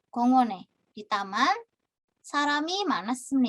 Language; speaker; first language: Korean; non-native, fluent; Indonesian